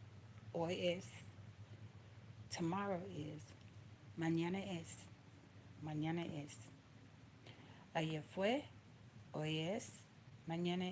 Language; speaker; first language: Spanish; non-native, learner; English